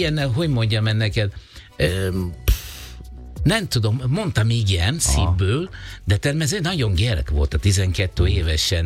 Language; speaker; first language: Hungarian; non-native, learner; Italian